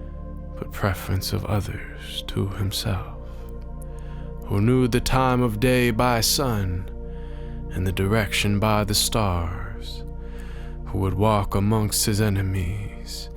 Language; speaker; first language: English; native; English